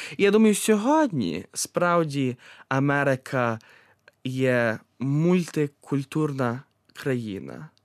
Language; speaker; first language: Ukrainian; early bilingual, heritage; Ukrainian